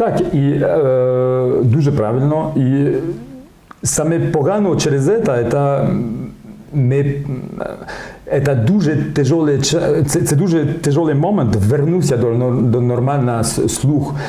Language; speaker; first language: Ukrainian; non-native, learner; French